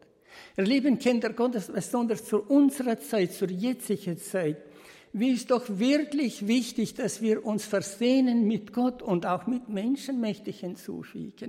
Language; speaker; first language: German; early bilingual, heritage; German